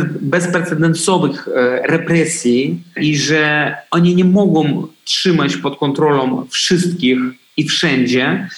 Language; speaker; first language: Polish; non-native, fluent; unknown